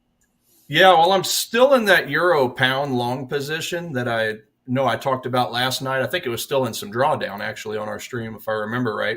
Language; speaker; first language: English; native; English